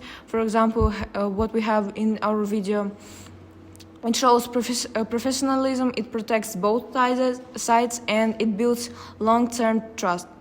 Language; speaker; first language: English; non-native, fluent; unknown